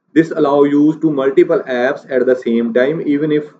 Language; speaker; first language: English; non-native, local second language; Punjabi